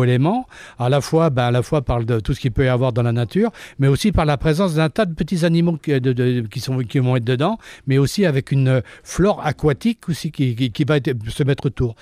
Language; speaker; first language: French; native; French